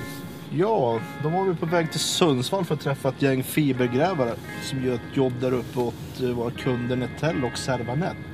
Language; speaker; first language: Swedish; native; Swedish